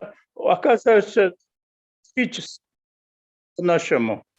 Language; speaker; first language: Russian; non-native, fluent; Mongolian